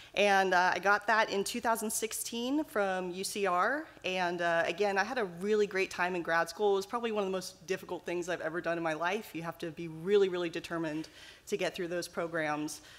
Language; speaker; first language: English; native; English